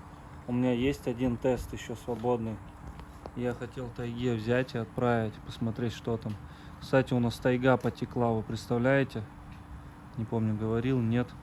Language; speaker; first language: Russian; native; Russian